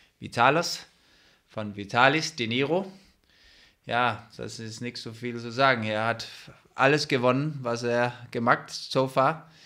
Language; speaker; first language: German; non-native, fluent; Danish